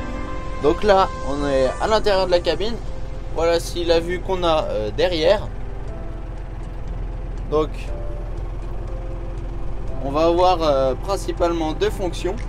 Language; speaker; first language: French; native; French